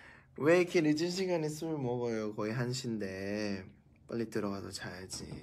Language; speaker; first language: Korean; non-native, fluent; Thai